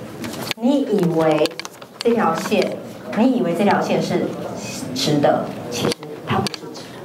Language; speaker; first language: Chinese; native; Chinese